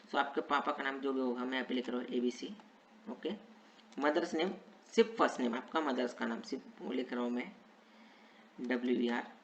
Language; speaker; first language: Hindi; non-native, local second language; Marathi